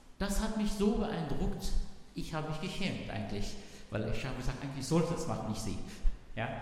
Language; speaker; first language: German; non-native, fluent; Arabic